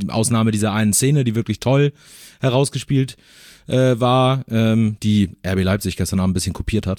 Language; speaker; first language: German; native; German